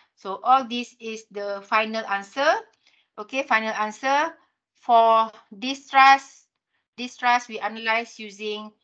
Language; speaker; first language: English; non-native, local second language; Malay